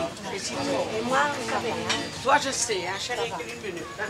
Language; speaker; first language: French; native; French